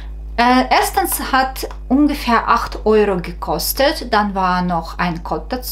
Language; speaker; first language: German; non-native, fluent; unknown